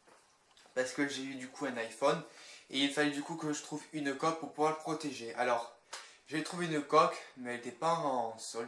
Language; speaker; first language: French; native; French